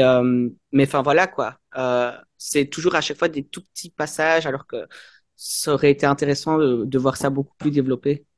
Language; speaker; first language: French; native; French